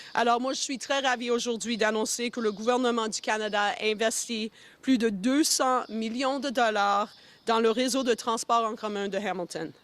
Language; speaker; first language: French; non-native, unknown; English